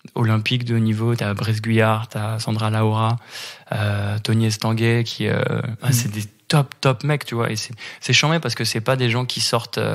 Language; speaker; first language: French; native; French